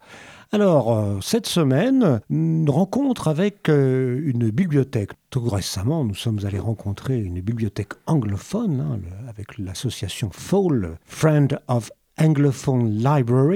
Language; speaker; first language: French; native; French